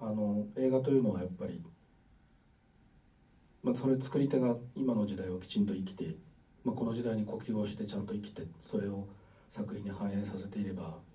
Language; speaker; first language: Japanese; native; Japanese